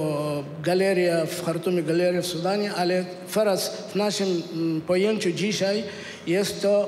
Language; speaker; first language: Polish; non-native, fluent; Arabic